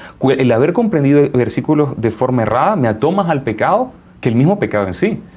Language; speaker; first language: Spanish; native; Spanish